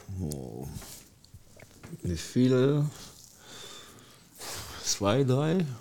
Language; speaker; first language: German; non-native, learner; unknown